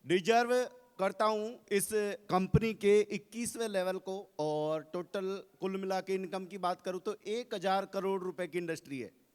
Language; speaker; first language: Hindi; native; Hindi